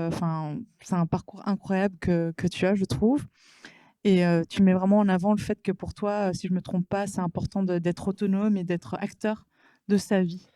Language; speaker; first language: French; native; French